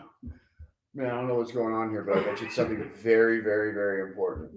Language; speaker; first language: English; native; English